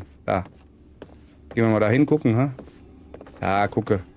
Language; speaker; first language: German; native; German